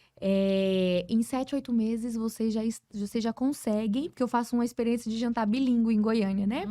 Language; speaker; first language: Portuguese; early bilingual, heritage; Portuguese